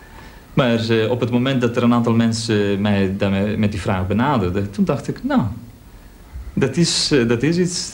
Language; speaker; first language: Dutch; early bilingual, other home language; Greek